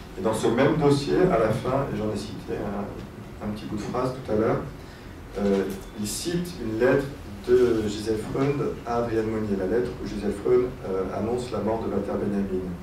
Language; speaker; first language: French; native; French